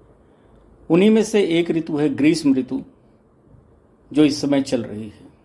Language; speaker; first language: Hindi; native; Hindi